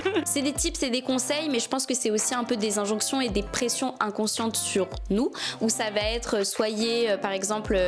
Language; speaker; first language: French; native; French